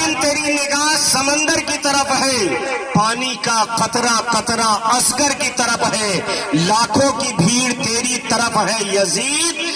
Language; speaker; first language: Urdu; native; Urdu